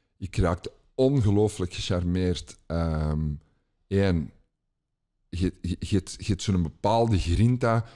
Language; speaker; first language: Dutch; native; Dutch